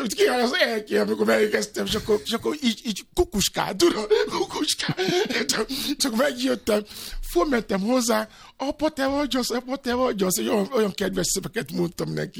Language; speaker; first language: Hungarian; non-native, fluent; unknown